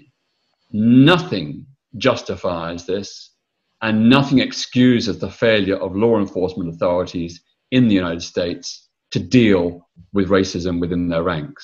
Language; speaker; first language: English; native; English